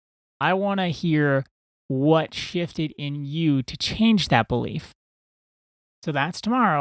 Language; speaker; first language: English; native; English